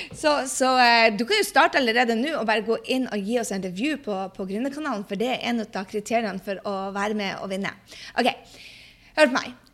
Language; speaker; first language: Norwegian; early bilingual, heritage; Norwegian